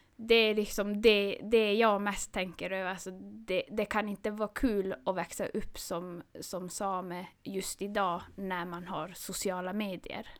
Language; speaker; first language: Swedish; non-native, local second language; Northern Sami